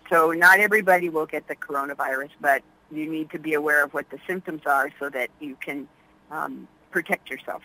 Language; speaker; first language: English; early bilingual, other home language; Spanish